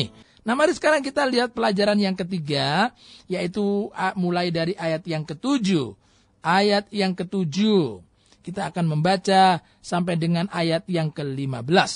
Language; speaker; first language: Indonesian; native; Indonesian